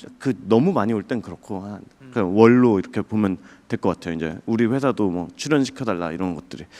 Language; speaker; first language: Korean; native; Korean